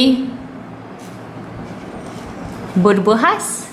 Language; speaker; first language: Spanish; non-native, learner; English